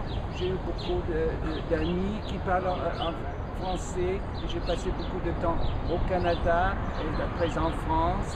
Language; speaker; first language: French; non-native, fluent; English